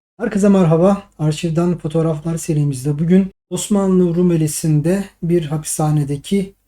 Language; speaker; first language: Turkish; native; Turkish